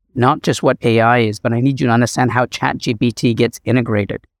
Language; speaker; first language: English; native; English